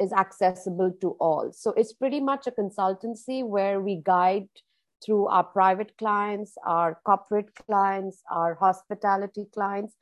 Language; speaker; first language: English; non-native, local second language; Hindi